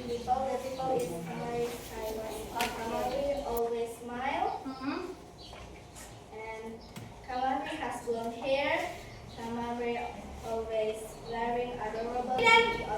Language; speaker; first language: English; non-native, learner; Indonesian